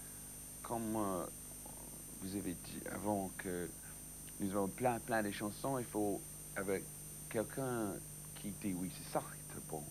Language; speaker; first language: French; non-native, learner; English